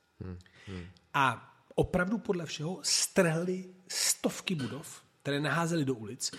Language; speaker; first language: Czech; non-native, fluent; Italian